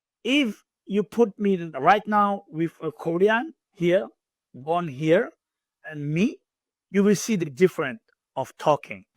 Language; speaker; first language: English; non-native, learner; French